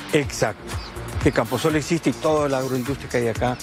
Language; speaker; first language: Spanish; native; Spanish